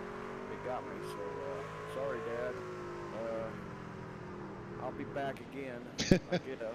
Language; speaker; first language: English; native; English